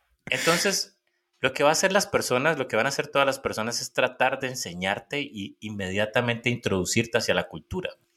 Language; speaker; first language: Spanish; native; Spanish